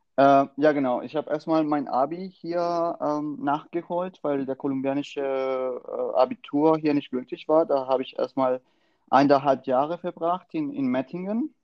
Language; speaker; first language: German; non-native, fluent; Spanish